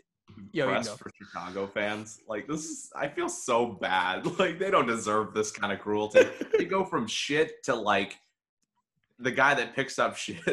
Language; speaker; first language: English; native; English